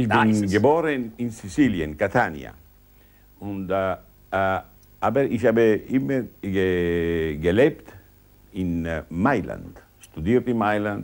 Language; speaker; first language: German; non-native, learner; Italian